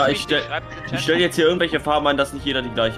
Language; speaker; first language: German; native; German